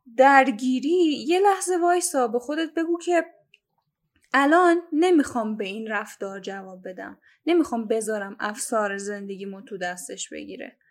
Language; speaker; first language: Persian; native; Persian